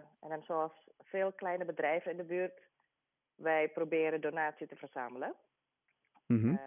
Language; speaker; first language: Dutch; non-native, learner; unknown